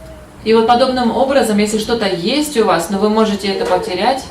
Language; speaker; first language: Russian; native; Russian